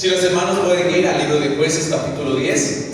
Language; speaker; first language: Spanish; native; Spanish